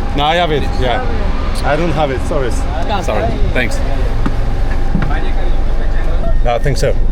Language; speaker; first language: English; non-native, learner; French